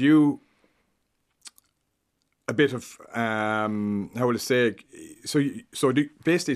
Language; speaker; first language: English; native; English